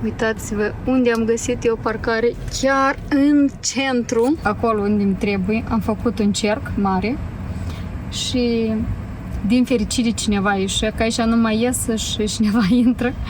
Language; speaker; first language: Romanian; native; Romanian